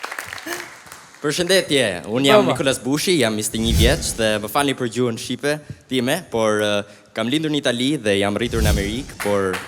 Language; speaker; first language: Albanian; early bilingual, heritage; Albanian